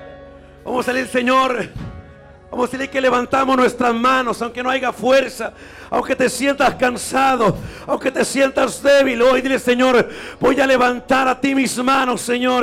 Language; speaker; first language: Spanish; native; Spanish